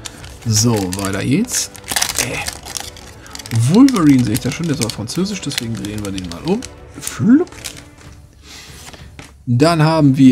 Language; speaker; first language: German; native; German